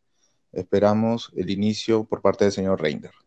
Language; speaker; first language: Spanish; native; Spanish